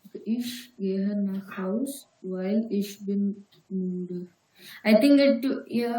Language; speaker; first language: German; non-native, learner; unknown